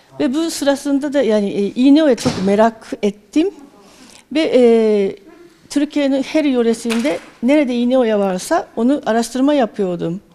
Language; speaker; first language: Turkish; non-native, fluent; Japanese